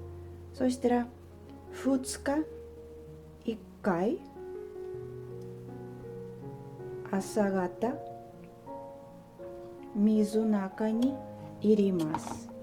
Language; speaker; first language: Japanese; non-native, learner; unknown